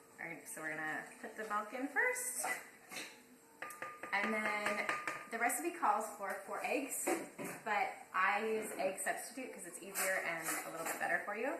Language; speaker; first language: English; native; English